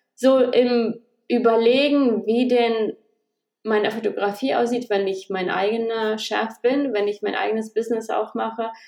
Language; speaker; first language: German; early bilingual, heritage; Russian